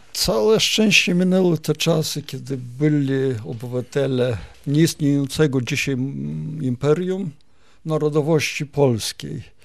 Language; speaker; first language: Polish; native; Polish